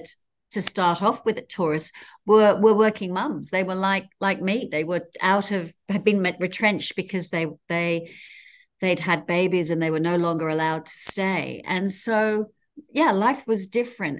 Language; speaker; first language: English; native; English